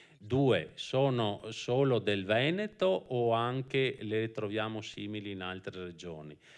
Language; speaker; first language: Italian; native; Italian